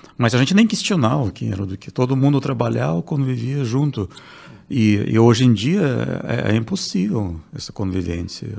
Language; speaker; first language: Portuguese; non-native, fluent; Russian